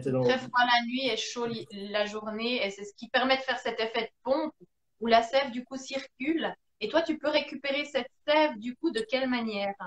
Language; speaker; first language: French; native; French